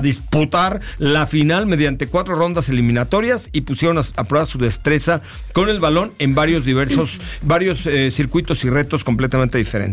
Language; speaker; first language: Spanish; native; Spanish